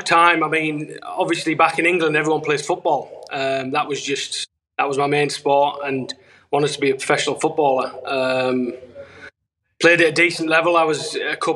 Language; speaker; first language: English; native; English